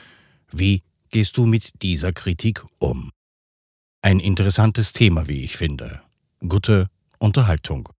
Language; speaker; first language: German; native; German